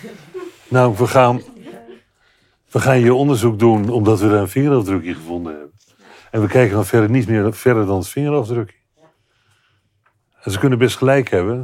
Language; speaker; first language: Dutch; native; Dutch